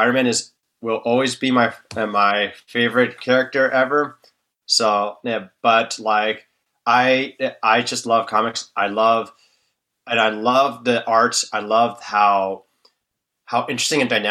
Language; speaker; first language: English; native; English